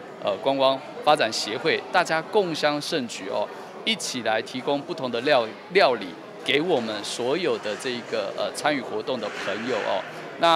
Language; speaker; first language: Chinese; native; Chinese